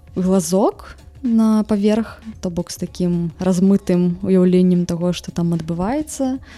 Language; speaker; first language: Belarusian; native; Belarusian